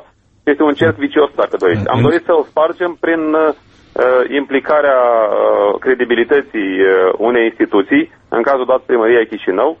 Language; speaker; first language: Romanian; native; Romanian